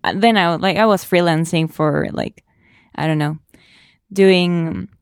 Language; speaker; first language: English; non-native, fluent; Spanish